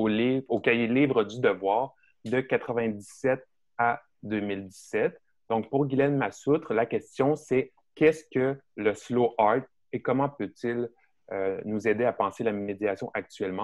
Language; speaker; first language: French; native; French